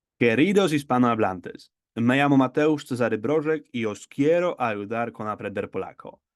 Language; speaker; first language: Spanish; non-native, fluent; Polish